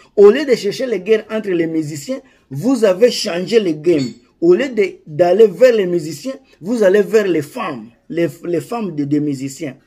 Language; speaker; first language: French; non-native, local second language; Lingala